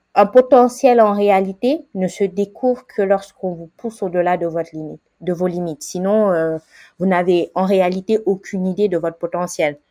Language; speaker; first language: French; non-native, local second language; Wolof